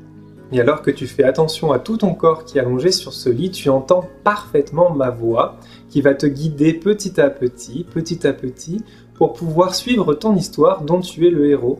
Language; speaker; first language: French; native; French